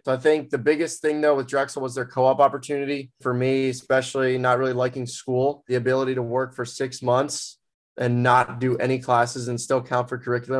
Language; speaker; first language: English; native; English